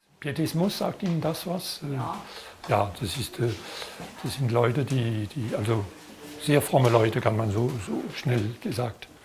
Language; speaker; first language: German; non-native, fluent; French